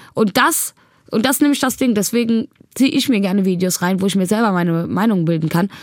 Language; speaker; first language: German; early bilingual, other home language; Tigrinya